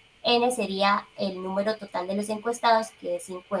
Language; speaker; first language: Spanish; native; Spanish